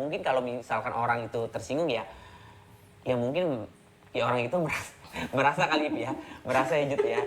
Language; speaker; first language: Indonesian; native; Indonesian